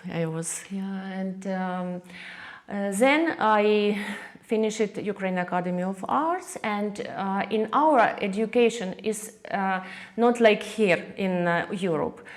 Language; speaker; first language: English; non-native, learner; Russian